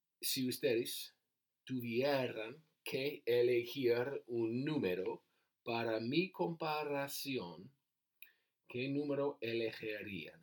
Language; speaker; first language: Spanish; non-native, learner; English